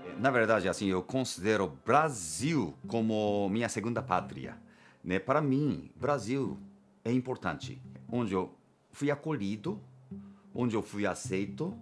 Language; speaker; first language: Portuguese; non-native, fluent; Japanese